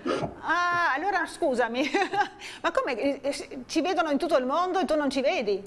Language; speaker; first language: Italian; native; Italian